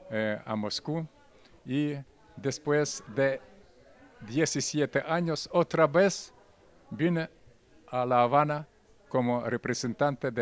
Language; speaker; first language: Spanish; non-native, fluent; Russian